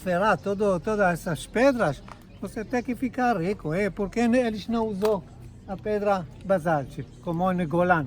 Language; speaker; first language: Portuguese; non-native, fluent; Hebrew